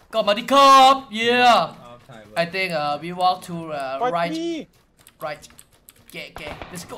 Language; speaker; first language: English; non-native, learner; Thai